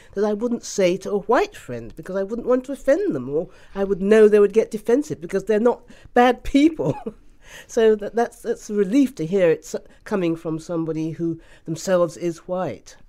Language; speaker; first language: English; native; English